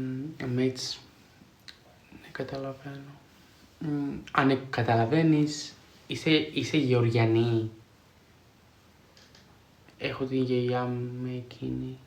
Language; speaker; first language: Greek; non-native, fluent; Georgian